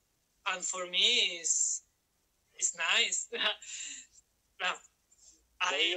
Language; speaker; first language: English; non-native, learner; Spanish